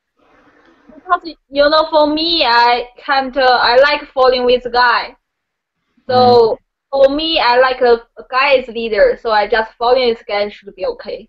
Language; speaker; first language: English; non-native, learner; Chinese